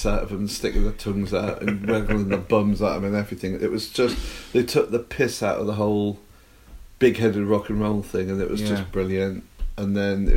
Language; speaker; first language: English; native; English